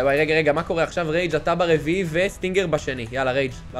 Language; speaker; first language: Hebrew; native; Hebrew